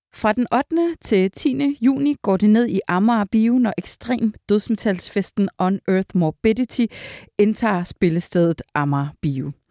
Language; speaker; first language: Danish; native; Danish